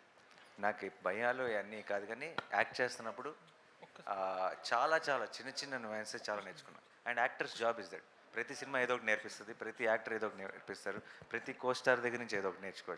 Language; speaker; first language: Telugu; native; Telugu